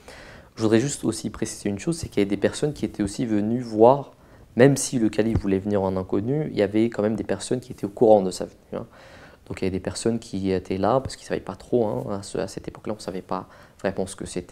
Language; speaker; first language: French; native; French